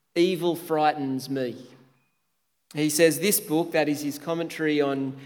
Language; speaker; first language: English; native; English